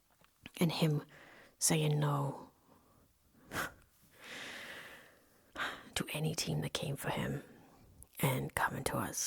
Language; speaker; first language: English; non-native, local second language; Welsh